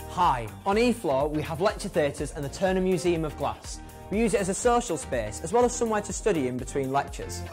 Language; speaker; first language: English; non-native, fluent; Chinese